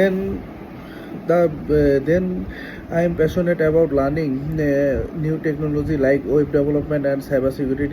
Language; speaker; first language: English; non-native, learner; Bangla